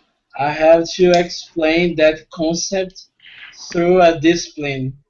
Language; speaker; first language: English; non-native, fluent; Portuguese